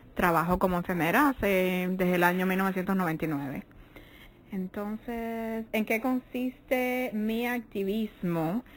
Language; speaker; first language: Spanish; native; Spanish